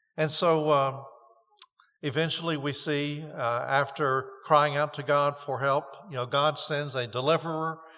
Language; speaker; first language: English; native; English